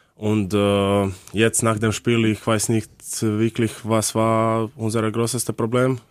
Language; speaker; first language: German; non-native, learner; Croatian